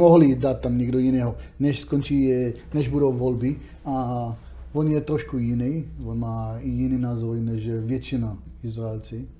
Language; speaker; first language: Czech; non-native, learner; Hebrew